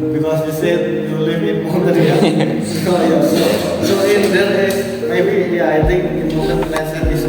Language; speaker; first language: English; non-native, learner; Indonesian